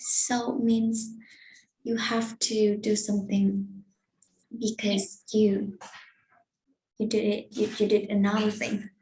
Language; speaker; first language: English; non-native, fluent; Vietnamese